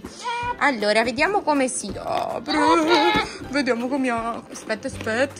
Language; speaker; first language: Italian; native; Italian